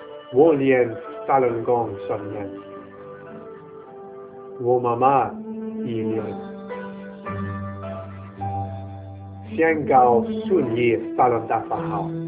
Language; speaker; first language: Chinese; non-native, learner; English